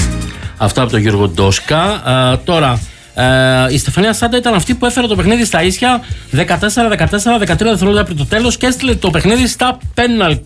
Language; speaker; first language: Greek; native; Greek